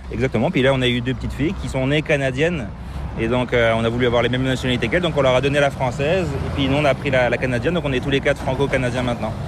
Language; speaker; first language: French; native; French